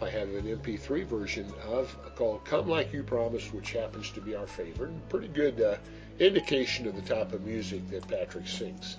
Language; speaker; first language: English; native; English